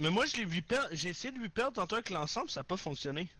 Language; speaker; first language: French; native; French